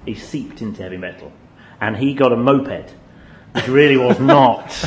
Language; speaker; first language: English; native; English